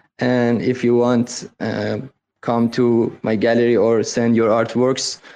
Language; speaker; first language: English; non-native, learner; Persian